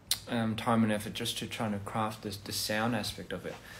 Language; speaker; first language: English; early bilingual, other home language; Korean